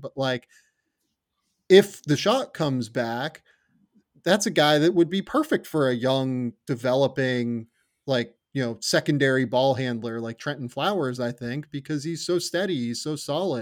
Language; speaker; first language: English; native; English